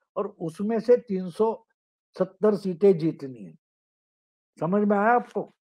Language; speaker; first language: Hindi; non-native, local second language; Marathi